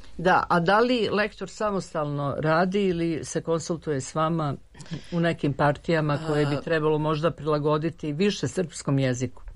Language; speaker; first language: Serbian; native; Serbian